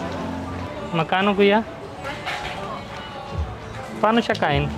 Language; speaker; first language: Filipino; non-native, learner; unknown